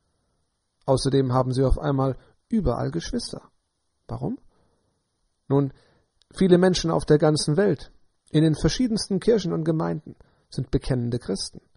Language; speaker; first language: German; native; German